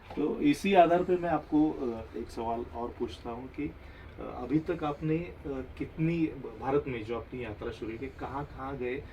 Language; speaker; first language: Hindi; non-native, local second language; Marathi